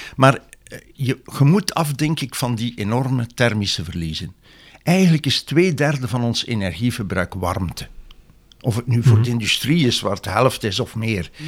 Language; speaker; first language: Dutch; native; Dutch